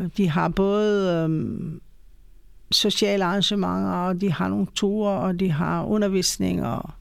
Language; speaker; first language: Danish; non-native, fluent; Hebrew